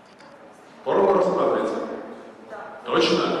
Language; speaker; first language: Russian; native; Russian